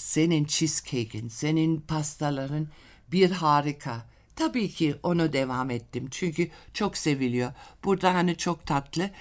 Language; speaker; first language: Turkish; non-native, fluent; German